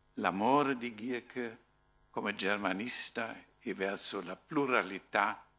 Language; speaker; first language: Italian; non-native, fluent; German